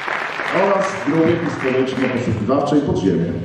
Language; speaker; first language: Polish; native; Polish